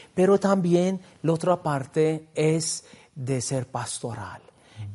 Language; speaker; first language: Spanish; non-native, fluent; Maltese